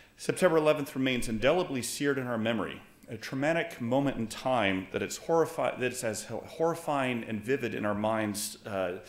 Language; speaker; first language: English; native; English